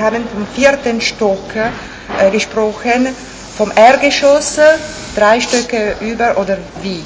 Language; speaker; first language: German; non-native, fluent; Italian